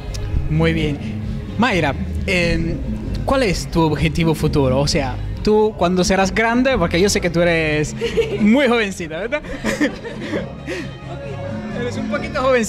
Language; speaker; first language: Spanish; non-native, fluent; Italian